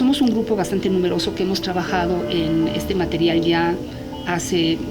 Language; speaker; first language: Spanish; native; Spanish